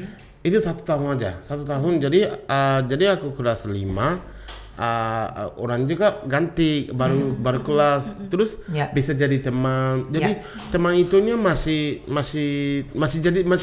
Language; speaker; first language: Indonesian; non-native, learner; Japanese